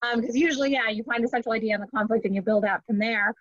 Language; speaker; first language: English; native; English